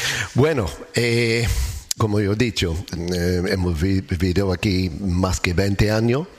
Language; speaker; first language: Spanish; non-native, learner; English